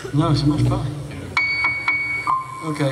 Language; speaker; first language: French; non-native, learner; English